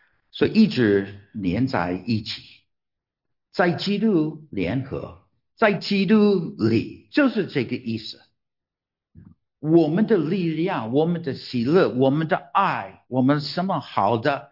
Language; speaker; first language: Chinese; non-native, fluent; English